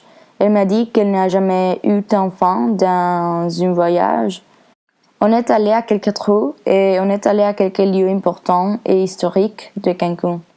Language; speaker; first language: French; non-native, learner; Spanish